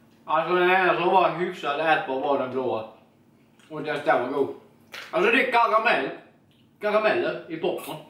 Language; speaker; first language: Swedish; native; Swedish